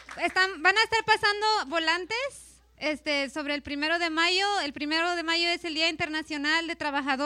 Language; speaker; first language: Spanish; early bilingual, heritage; Spanish